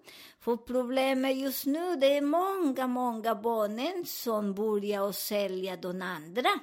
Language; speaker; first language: Swedish; non-native, learner; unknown